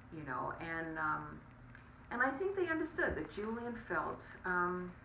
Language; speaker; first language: English; native; English